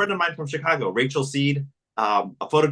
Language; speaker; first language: English; native; English